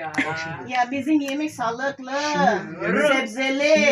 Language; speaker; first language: Turkish; non-native, learner; Indonesian